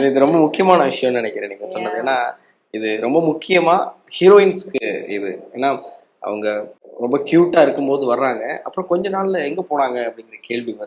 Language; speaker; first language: Tamil; native; Tamil